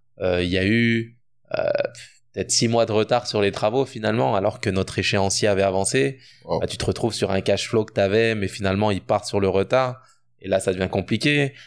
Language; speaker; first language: French; native; French